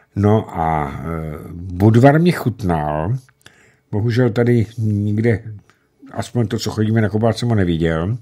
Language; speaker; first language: Czech; native; Czech